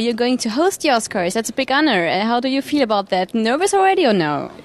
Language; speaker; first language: English; non-native, fluent; German